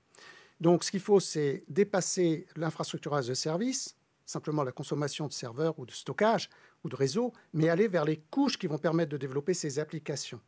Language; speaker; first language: French; native; French